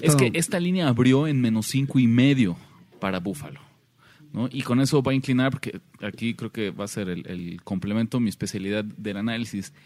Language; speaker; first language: Spanish; native; Spanish